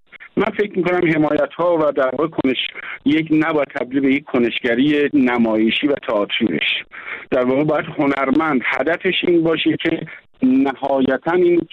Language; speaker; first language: Persian; native; Persian